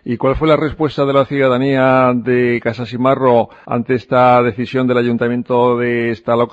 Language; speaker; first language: Spanish; native; Spanish